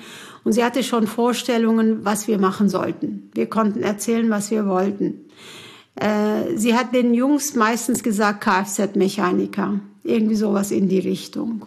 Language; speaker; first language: German; early bilingual, other home language; Turkish